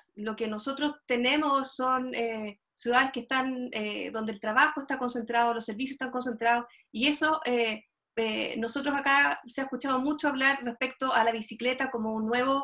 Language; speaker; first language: Spanish; native; Spanish